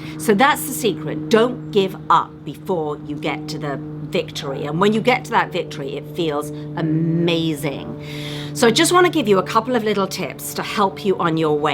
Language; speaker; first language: English; native; English